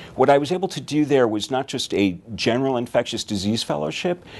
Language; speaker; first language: English; native; English